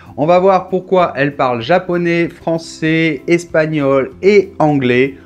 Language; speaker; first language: French; native; French